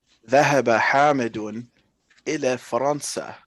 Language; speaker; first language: Arabic; non-native, learner; English